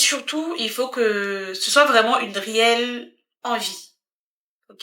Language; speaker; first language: French; native; French